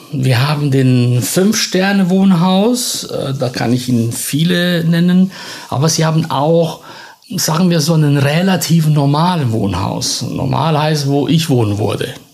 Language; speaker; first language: German; non-native, fluent; Italian